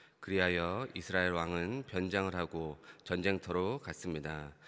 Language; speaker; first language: Korean; native; Korean